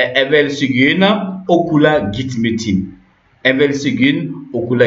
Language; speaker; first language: Turkish; non-native, learner; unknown